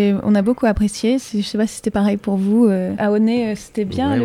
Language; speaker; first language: French; native; French